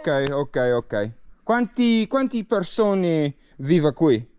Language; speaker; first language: Italian; non-native, learner; English